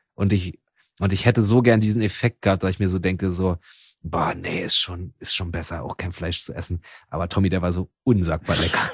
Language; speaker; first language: German; native; German